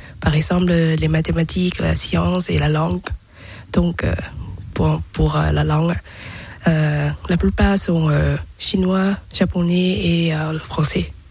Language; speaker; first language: French; non-native, learner; Thai